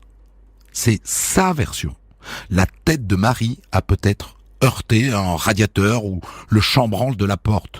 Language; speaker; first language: French; native; French